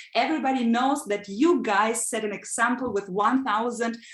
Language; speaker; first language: English; non-native, fluent; German